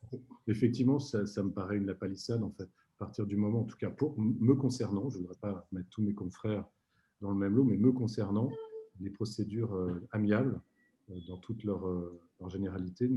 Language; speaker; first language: French; native; French